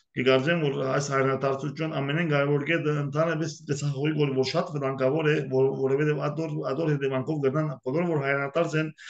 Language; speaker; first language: Armenian; early bilingual, heritage; Armenian